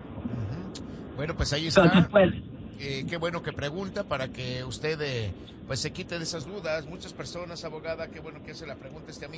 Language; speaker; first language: Spanish; native; Spanish